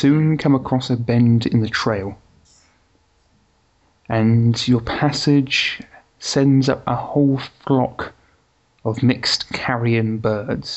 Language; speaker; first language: English; native; English